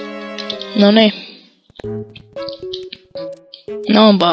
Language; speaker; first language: Finnish; native; Finnish